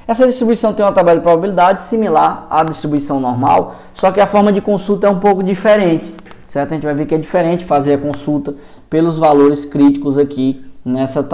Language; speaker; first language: Portuguese; native; Portuguese